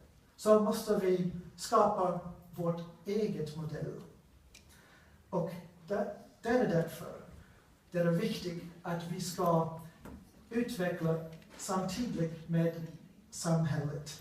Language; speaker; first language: Swedish; non-native, learner; English